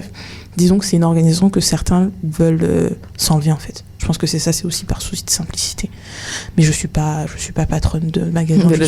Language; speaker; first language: French; native; French